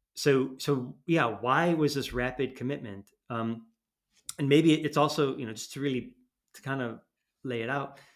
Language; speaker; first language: English; native; English